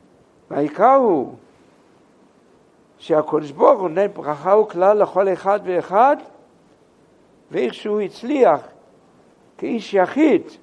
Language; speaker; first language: Hebrew; non-native, fluent; English